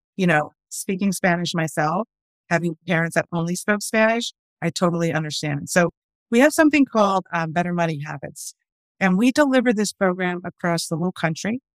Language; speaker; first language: English; early bilingual, other home language; Spanish